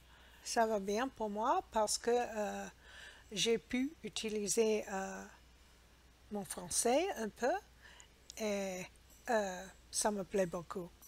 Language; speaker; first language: French; non-native, learner; English